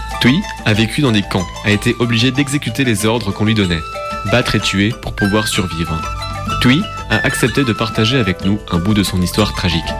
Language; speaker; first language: French; native; French